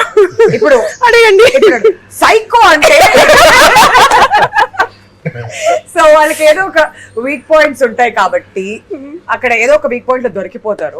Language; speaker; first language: Telugu; native; Telugu